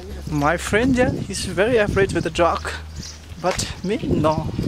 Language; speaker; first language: English; non-native, local second language; Nepali